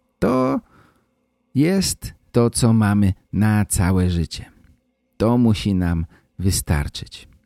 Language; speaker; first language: Polish; native; Polish